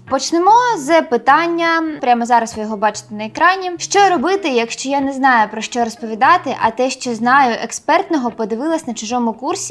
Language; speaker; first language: Ukrainian; non-native, local second language; Russian